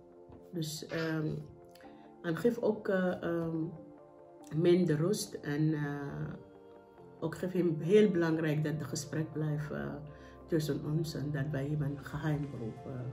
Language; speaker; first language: Dutch; non-native, learner; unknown